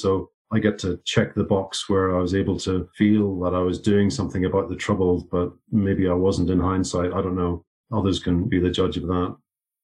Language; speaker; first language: English; native; English